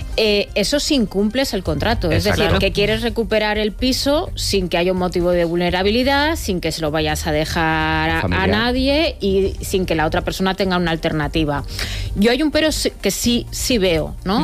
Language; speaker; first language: Spanish; native; Spanish